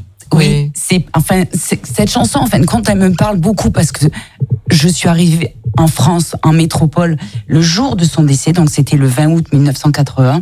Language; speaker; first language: French; native; French